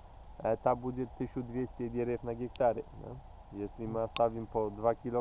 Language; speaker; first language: Russian; non-native, fluent; Polish